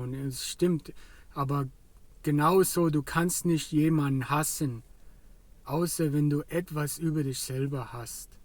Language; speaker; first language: German; non-native, fluent; English